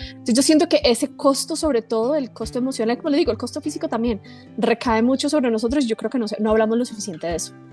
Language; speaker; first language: Spanish; early bilingual, other home language; English